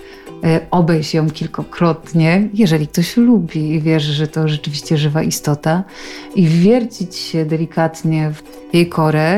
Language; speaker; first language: Polish; native; Polish